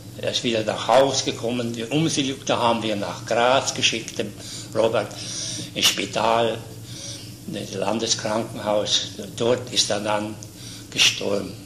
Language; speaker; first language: German; native; German